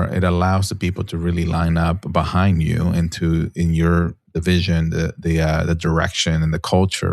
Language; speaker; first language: English; non-native, fluent; Spanish